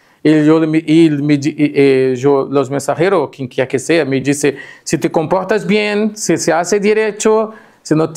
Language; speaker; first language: Spanish; non-native, fluent; Portuguese